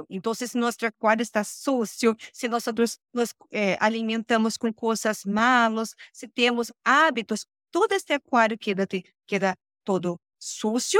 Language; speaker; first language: Spanish; non-native, learner; Portuguese